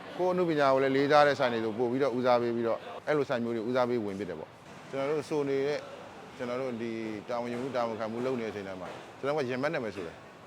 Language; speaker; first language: Burmese; native; Burmese